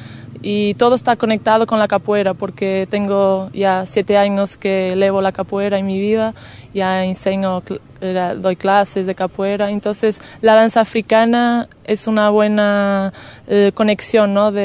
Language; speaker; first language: Spanish; non-native, fluent; Portuguese